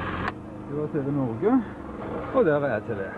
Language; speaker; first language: Norwegian; native; Norwegian